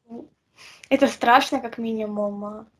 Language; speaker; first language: Russian; native; Russian